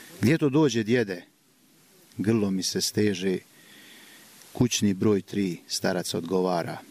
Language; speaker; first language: Serbian; native; Serbian